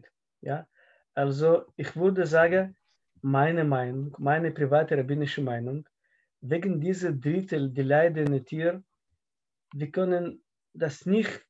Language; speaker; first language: German; non-native, fluent; Russian